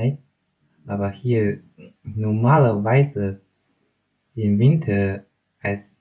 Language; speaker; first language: German; non-native, learner; Chinese